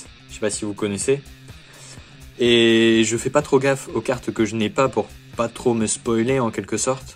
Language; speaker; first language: French; native; French